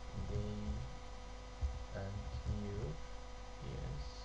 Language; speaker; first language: English; non-native, learner; Turkish